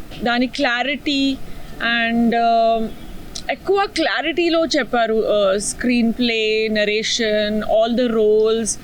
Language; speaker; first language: Telugu; non-native, fluent; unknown